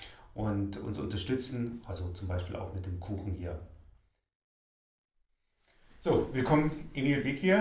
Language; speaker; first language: German; native; German